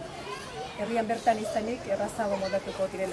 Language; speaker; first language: Basque; native; Basque